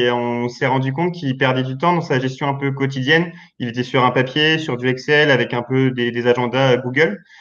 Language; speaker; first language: French; native; French